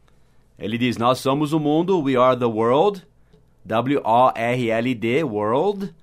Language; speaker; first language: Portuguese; non-native, fluent; English